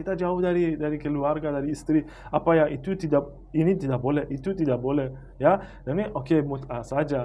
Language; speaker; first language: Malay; non-native, fluent; Persian